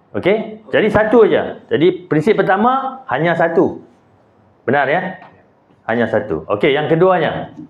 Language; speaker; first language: Malay; native; Malay